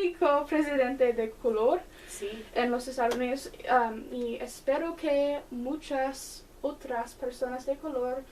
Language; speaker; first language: Spanish; non-native, learner; English